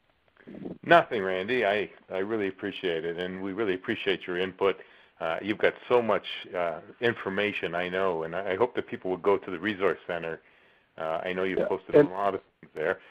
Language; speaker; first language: English; native; English